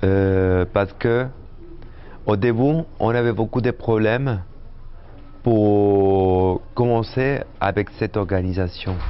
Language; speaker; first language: French; non-native, fluent; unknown